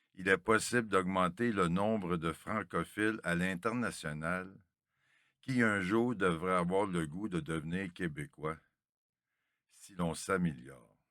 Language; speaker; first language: French; native; French